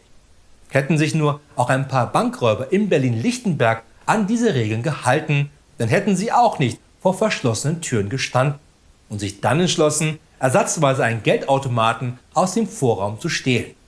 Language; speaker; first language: German; native; German